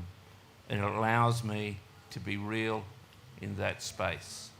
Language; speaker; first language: English; native; English